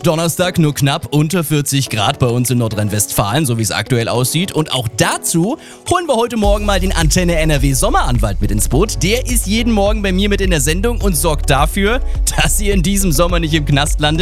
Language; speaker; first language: German; native; German